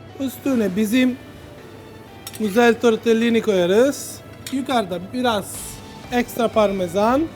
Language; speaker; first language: Turkish; non-native, learner; Italian